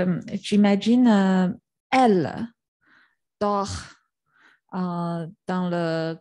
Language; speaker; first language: French; non-native, learner; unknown